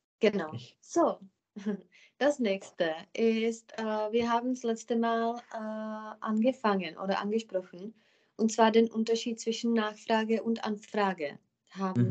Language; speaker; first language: German; non-native, fluent; Czech